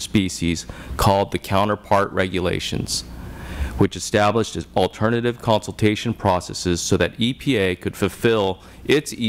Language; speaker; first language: English; native; English